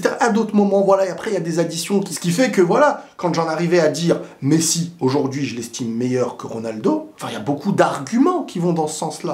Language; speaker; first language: French; native; French